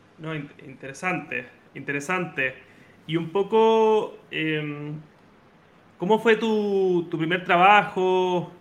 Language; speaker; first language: Spanish; native; Spanish